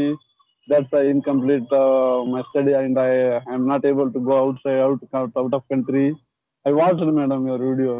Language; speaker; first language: English; non-native, learner; Kannada